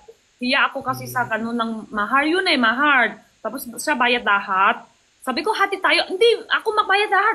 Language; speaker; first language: Filipino; non-native, learner; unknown